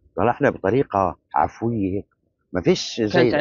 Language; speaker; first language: Arabic; native; Arabic